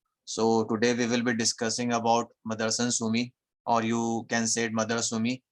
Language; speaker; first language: English; non-native, local second language; Hindi